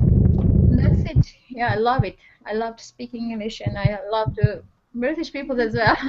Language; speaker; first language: English; non-native, learner; Turkish